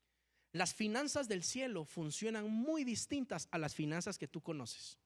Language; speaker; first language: Spanish; native; Spanish